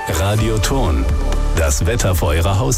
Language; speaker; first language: German; native; German